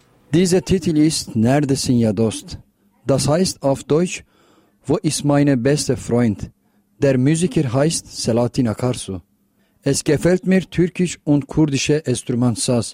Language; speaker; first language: German; non-native, learner; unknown